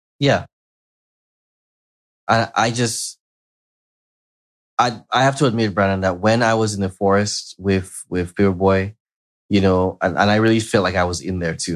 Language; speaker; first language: English; native; English